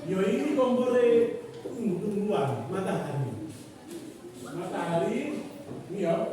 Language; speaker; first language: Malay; non-native, local second language; Javanese